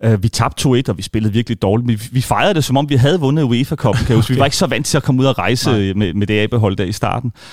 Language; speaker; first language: Danish; native; Danish